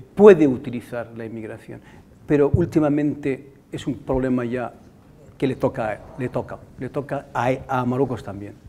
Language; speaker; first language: Spanish; non-native, fluent; Arabic